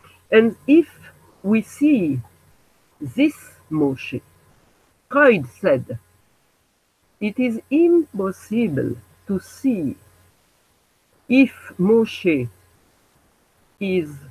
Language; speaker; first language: English; non-native, learner; French